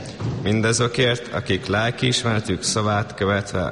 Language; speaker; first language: Hungarian; native; Hungarian